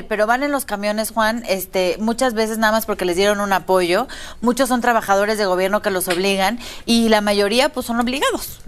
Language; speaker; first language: Spanish; native; Spanish